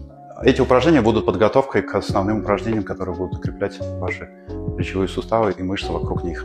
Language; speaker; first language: Russian; native; Russian